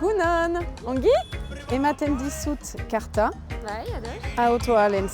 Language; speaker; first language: Basque; non-native, learner; French